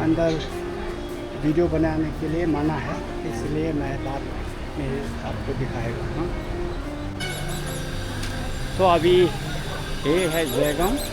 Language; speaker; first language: Hindi; non-native, fluent; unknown